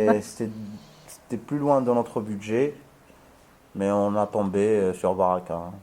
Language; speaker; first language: French; non-native, local second language; Arabic